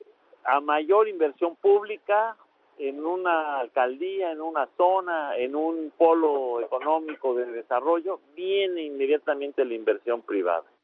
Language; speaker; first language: Spanish; native; Spanish